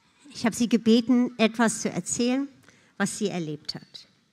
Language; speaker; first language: German; non-native, fluent; English